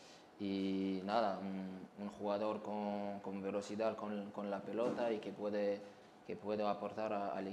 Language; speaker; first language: Spanish; non-native, learner; French